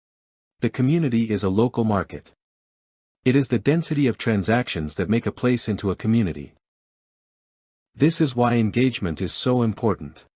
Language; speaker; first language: English; native; English